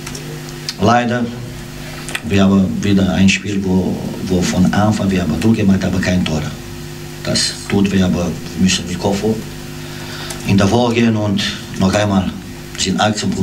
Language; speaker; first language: German; non-native, learner; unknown